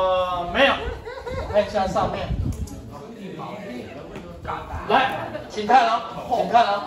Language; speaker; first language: Chinese; native; Chinese